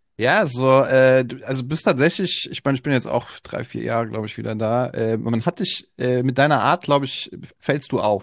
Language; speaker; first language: German; native; German